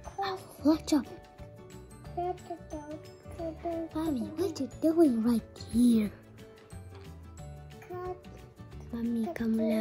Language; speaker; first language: English; early bilingual, other home language; Indonesian